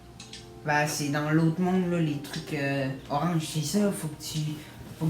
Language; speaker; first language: French; native; French